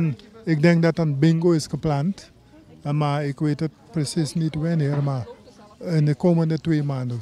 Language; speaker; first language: Dutch; non-native, local second language; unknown